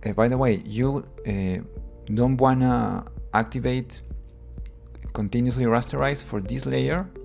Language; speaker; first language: English; non-native, fluent; Spanish